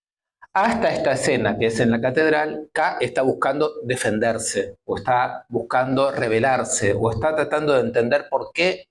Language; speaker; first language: Spanish; native; Spanish